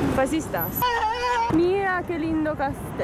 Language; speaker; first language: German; early bilingual, other home language; Spanish